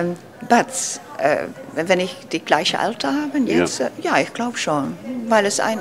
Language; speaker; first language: German; non-native, learner; Dutch